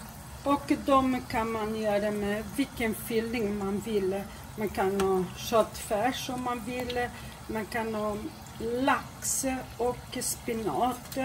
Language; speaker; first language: Swedish; non-native, fluent; Portuguese